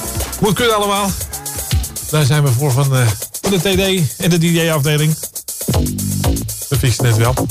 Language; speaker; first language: Dutch; native; Dutch